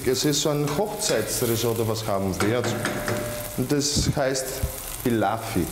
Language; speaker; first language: German; non-native, fluent; Greek